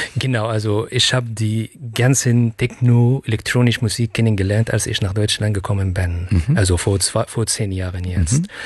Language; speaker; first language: German; non-native, fluent; Arabic